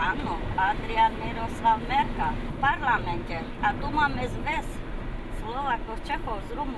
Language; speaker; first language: Slovak; early bilingual, heritage; Slovak